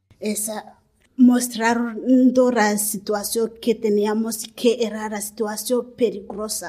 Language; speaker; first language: Spanish; non-native, learner; Kinyarwanda